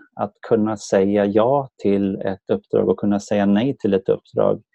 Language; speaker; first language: Swedish; native; Swedish